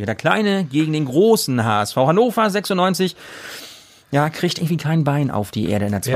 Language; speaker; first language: German; native; German